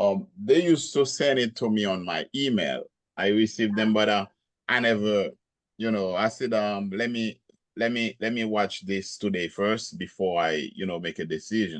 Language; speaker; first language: English; non-native, local second language; Haitian Creole